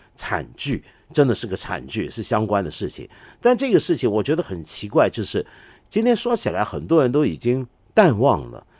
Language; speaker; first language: Chinese; non-native, local second language; Cantonese